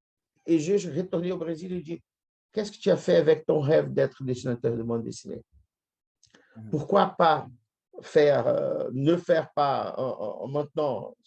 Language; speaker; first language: French; non-native, fluent; Portuguese